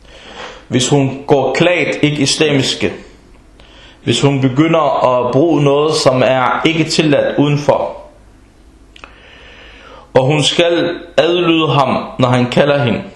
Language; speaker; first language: Danish; early bilingual, other home language; Arabic